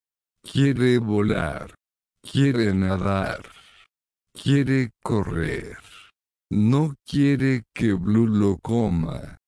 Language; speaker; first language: Spanish; non-native, learner; English